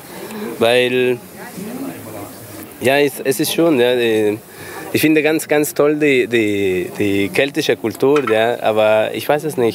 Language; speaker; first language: German; non-native, fluent; Spanish